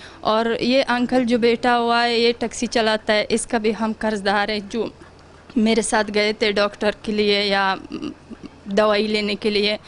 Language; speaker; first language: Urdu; non-native, learner; Pashto